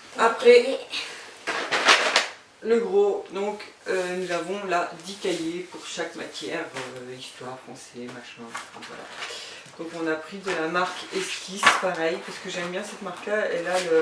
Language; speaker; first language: French; native; French